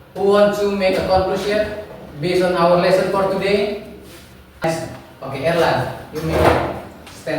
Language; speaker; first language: English; non-native, learner; Indonesian